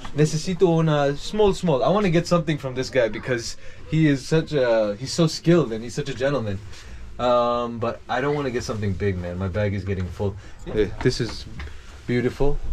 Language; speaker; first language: English; native; English